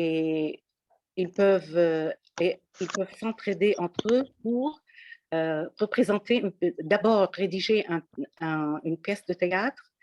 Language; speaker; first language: French; non-native, local second language; Arabic